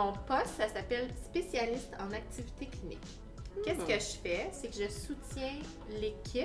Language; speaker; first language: French; native; French